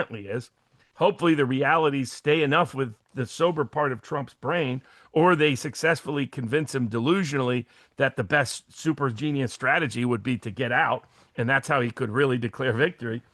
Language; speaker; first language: English; native; English